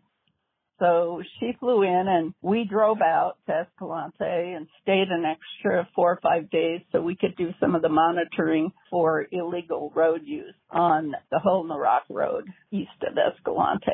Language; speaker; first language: English; native; English